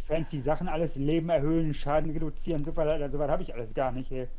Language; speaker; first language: German; native; German